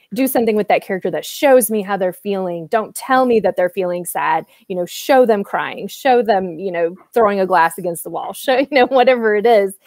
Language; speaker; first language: English; native; English